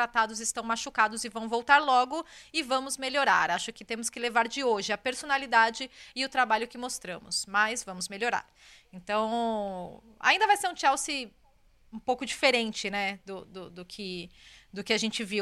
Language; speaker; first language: Portuguese; native; Portuguese